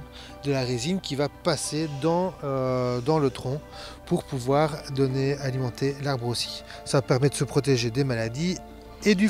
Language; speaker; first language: French; native; French